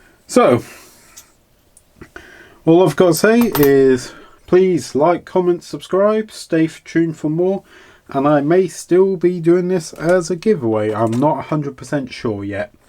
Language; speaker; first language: English; native; English